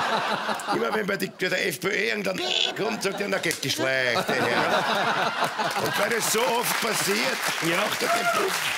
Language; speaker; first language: German; native; German